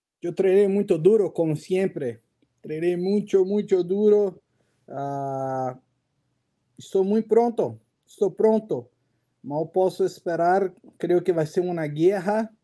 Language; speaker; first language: Spanish; non-native, learner; Portuguese